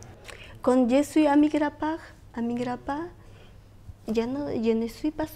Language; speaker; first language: French; non-native, learner; Spanish